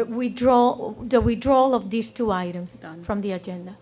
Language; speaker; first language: English; non-native, fluent; Spanish